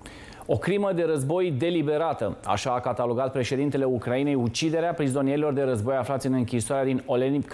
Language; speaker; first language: Romanian; native; Romanian